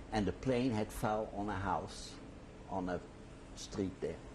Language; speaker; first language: English; non-native, fluent; Dutch